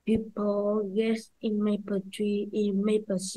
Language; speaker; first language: English; non-native, learner; Vietnamese